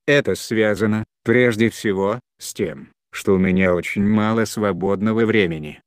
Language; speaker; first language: Russian; non-native, local second language; Chechen